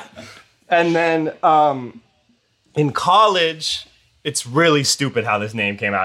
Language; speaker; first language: English; native; English